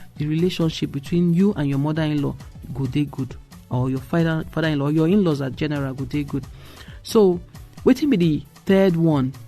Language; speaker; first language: Nigerian Pidgin; non-native, local second language; Igbo